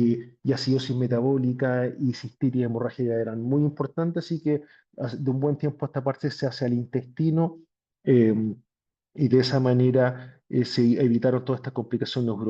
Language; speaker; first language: Spanish; native; Spanish